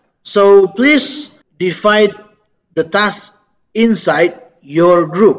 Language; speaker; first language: English; non-native, fluent; Indonesian